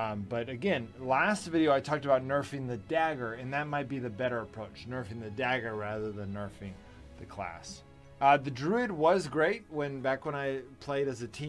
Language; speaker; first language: English; native; English